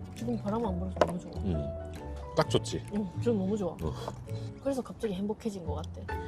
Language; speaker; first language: Korean; non-native, fluent; Japanese